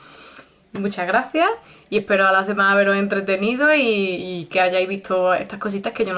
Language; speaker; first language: Spanish; native; Spanish